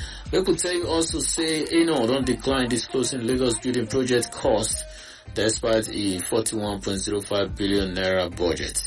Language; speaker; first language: Nigerian Pidgin; non-native, local second language; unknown